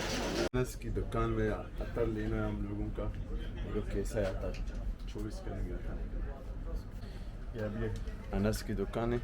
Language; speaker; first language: Hindi; non-native, local second language; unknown